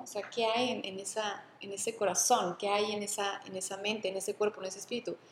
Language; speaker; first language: Spanish; native; Spanish